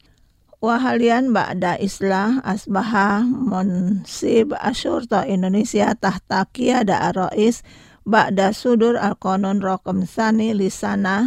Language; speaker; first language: Arabic; non-native, fluent; Indonesian